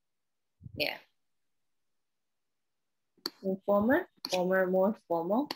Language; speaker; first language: English; non-native, learner; Korean